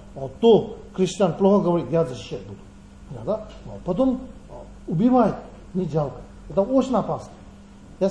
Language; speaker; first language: Russian; non-native, learner; Tibetan